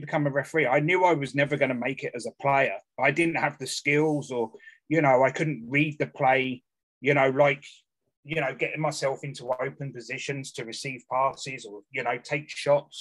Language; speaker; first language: English; native; English